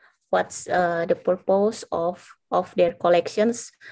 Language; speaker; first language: English; non-native, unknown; Indonesian